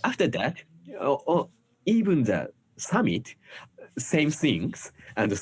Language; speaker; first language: English; non-native, learner; Japanese